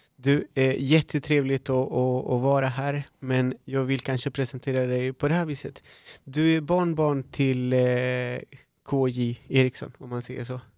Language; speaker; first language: Swedish; non-native, fluent; Spanish